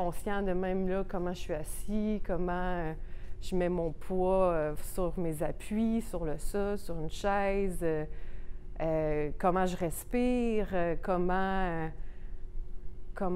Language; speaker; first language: French; native; French